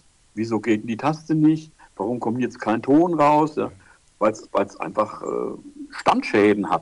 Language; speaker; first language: German; native; German